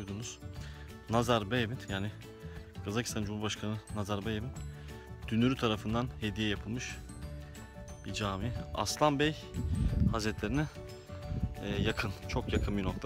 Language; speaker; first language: Turkish; native; Turkish